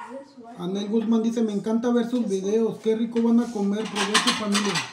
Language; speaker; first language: Spanish; native; Spanish